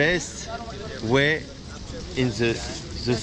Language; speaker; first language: English; non-native, learner; French